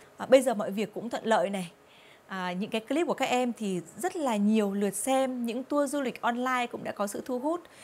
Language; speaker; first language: Vietnamese; native; Vietnamese